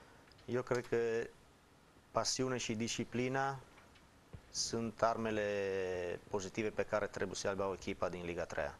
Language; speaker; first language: Romanian; non-native, fluent; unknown